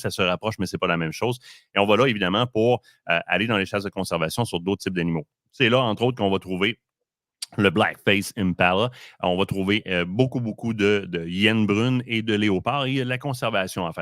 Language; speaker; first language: French; native; French